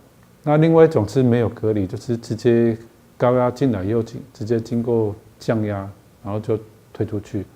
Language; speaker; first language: Chinese; native; Chinese